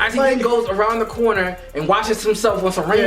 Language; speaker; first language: English; native; English